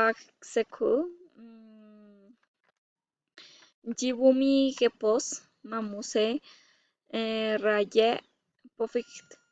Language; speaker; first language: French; non-native, learner; Spanish